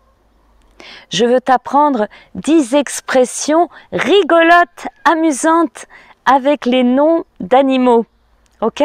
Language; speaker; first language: French; native; French